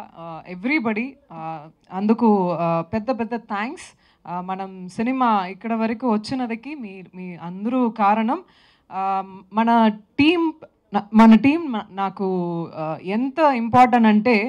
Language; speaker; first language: Telugu; non-native, local second language; Tamil